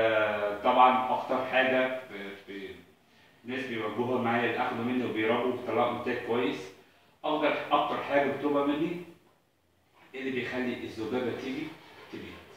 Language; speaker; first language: Arabic; native; Arabic